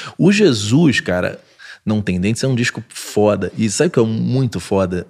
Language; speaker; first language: Portuguese; native; Portuguese